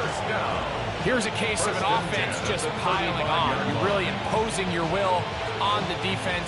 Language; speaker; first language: English; native; English